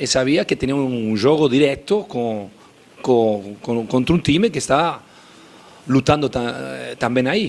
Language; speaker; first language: Portuguese; non-native, fluent; Spanish